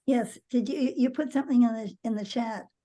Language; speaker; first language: English; native; English